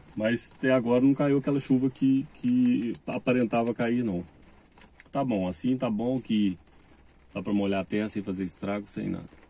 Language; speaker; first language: Portuguese; native; Portuguese